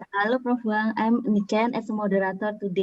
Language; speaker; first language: English; non-native, learner; Indonesian